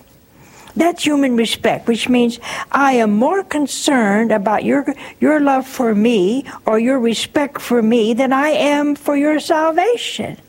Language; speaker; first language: English; native; English